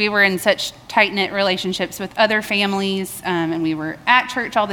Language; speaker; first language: English; native; English